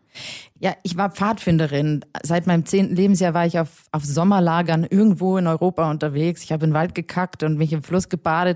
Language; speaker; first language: German; native; German